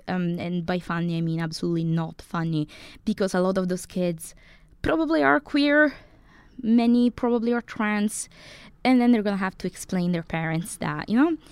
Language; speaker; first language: English; non-native, fluent; Italian